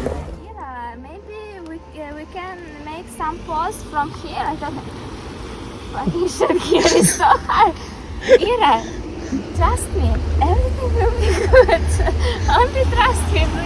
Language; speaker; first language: English; non-native, learner; Russian